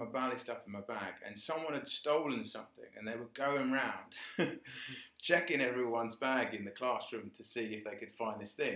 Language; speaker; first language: English; native; English